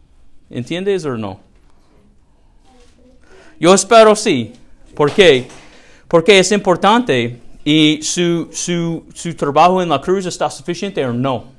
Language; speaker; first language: Spanish; non-native, learner; English